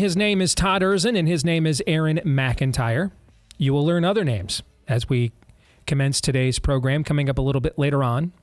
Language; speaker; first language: English; native; English